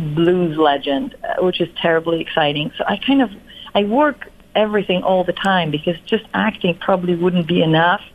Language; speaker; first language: English; non-native, fluent; Polish